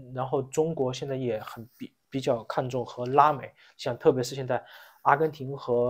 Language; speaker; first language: Chinese; native; Chinese